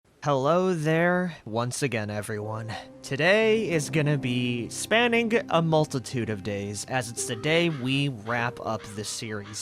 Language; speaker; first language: English; native; English